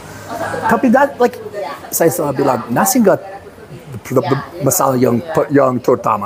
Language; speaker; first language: Indonesian; non-native, fluent; English